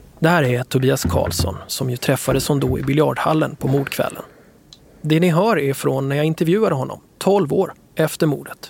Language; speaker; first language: Swedish; native; Swedish